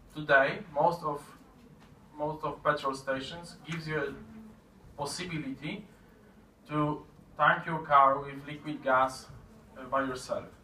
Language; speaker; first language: English; non-native, fluent; Polish